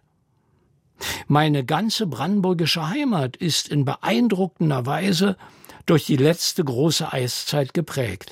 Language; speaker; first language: German; native; German